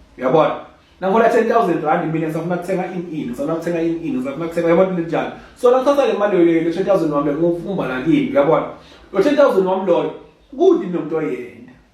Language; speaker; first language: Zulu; non-native, local second language; Swati